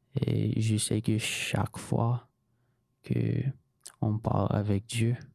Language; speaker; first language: French; non-native, fluent; English